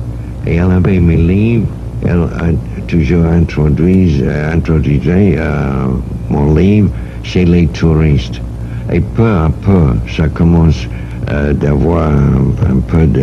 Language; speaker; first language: French; non-native, fluent; English